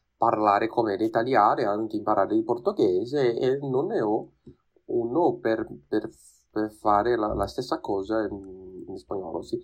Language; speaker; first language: Italian; non-native, learner; Portuguese